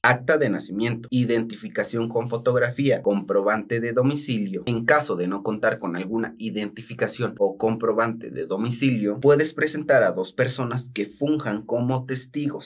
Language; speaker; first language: Spanish; native; Spanish